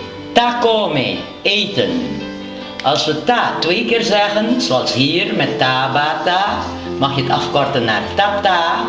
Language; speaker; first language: Dutch; non-native, local second language; Papiamento